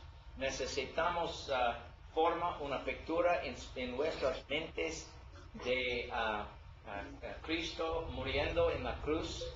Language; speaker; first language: Spanish; non-native, learner; English